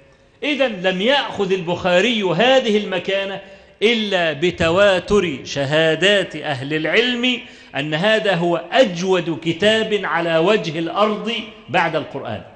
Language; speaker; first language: Arabic; native; Arabic